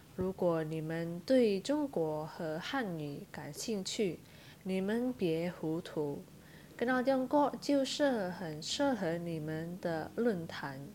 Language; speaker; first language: Chinese; non-native, fluent; Indonesian